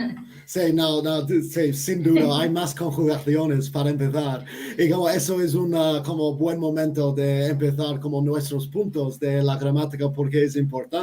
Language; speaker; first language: Spanish; non-native, fluent; English